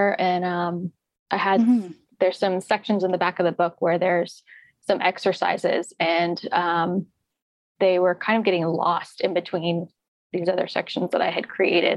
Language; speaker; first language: English; native; English